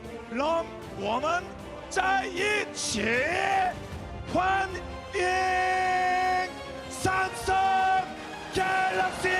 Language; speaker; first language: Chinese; non-native, learner; Korean